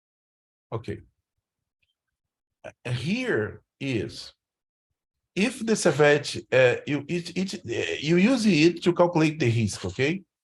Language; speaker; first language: English; non-native, learner; Portuguese